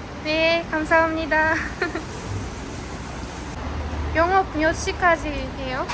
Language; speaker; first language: Korean; non-native, learner; Kazakh